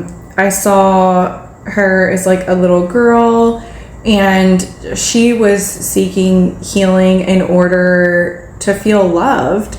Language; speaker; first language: English; native; English